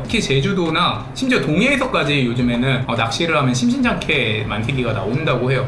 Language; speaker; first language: Korean; native; Korean